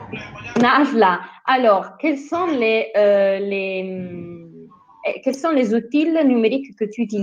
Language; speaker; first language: French; non-native, fluent; Italian